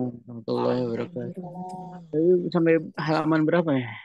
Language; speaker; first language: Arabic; non-native, learner; Indonesian